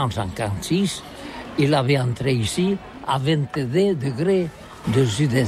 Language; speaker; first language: French; non-native, learner; Catalan